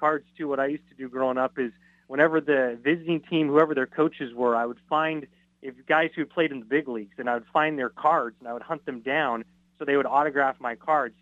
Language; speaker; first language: English; native; English